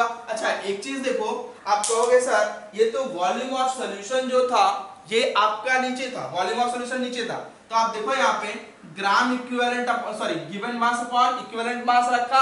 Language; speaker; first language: Hindi; native; Hindi